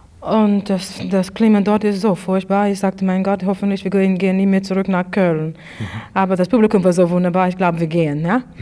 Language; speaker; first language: German; non-native, fluent; English